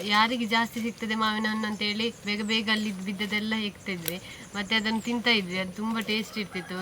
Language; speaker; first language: Kannada; non-native, local second language; Tulu